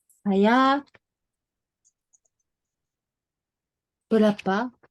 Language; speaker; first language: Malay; non-native, learner; Japanese